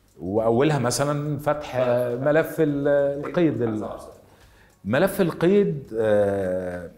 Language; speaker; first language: Arabic; native; Arabic